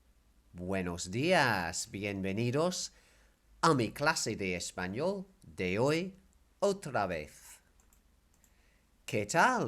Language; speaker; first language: Spanish; non-native, fluent; English